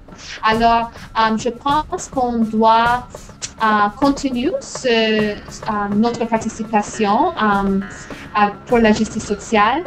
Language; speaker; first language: French; non-native, fluent; English